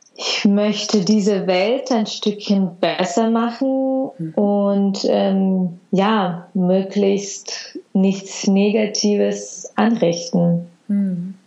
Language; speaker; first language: German; early bilingual, other home language; Russian